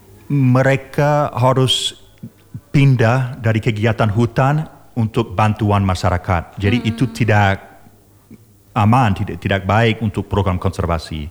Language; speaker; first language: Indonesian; non-native, learner; English